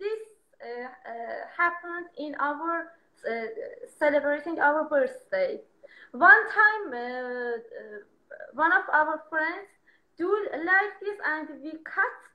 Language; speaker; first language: English; non-native, learner; Persian